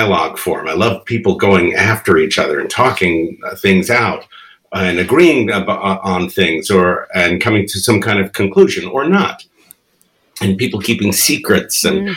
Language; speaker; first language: English; early bilingual, other home language; Spanish